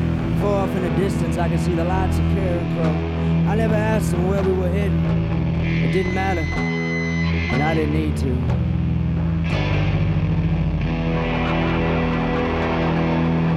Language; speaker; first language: English; native; English